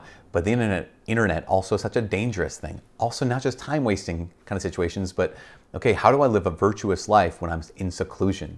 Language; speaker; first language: English; native; English